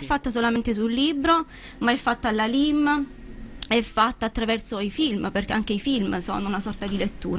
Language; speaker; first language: Italian; native; Italian